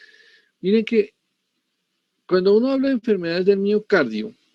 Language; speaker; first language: Spanish; native; Spanish